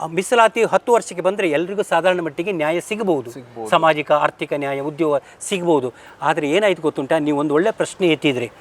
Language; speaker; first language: Kannada; native; Kannada